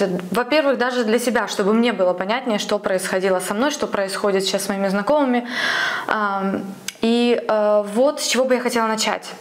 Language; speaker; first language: Russian; native; Russian